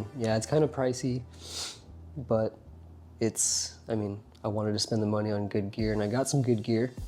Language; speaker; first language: English; native; English